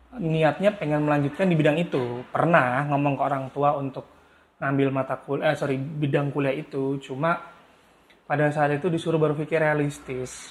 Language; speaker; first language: Indonesian; native; Indonesian